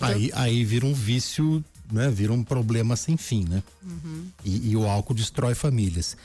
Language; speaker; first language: Portuguese; native; Portuguese